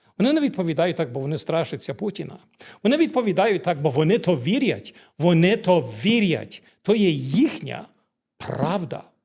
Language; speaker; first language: Ukrainian; early bilingual, heritage; Ukrainian